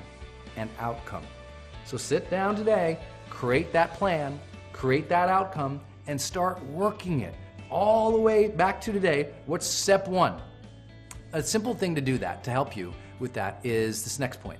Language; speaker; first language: English; native; English